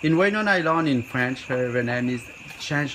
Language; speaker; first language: English; non-native, learner; Réunion Creole French